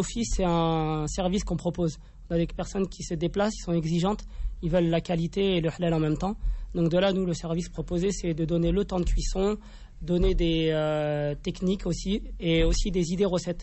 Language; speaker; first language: French; native; French